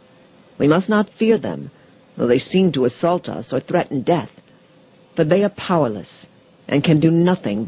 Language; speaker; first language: English; native; English